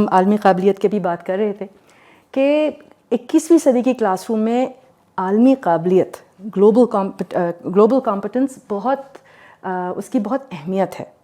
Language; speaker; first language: Urdu; native; Urdu